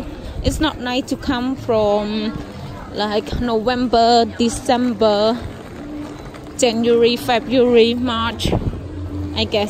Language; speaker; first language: English; non-native, fluent; Khmer